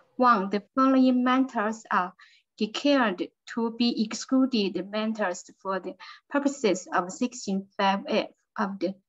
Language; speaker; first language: English; non-native, learner; Chinese